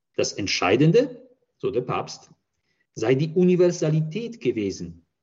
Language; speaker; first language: German; non-native, fluent; Polish